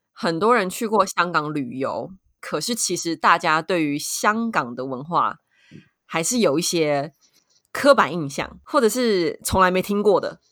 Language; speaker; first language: Chinese; native; Chinese